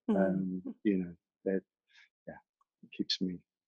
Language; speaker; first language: English; native; English